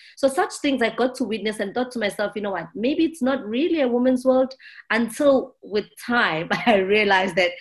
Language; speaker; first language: English; non-native, local second language; Zulu